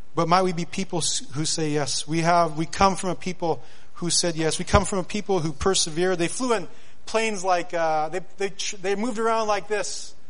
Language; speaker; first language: English; native; English